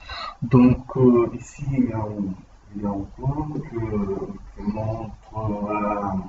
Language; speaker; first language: French; non-native, learner; Portuguese